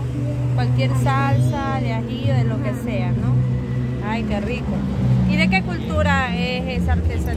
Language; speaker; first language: Spanish; native; Spanish